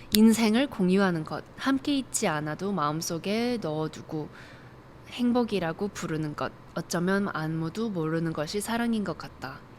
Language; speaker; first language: Korean; early bilingual, other home language; English